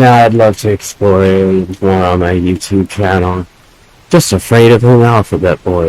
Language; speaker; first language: English; native; English